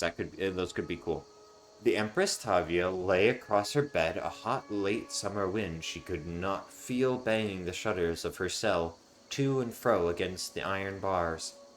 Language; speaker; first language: English; native; English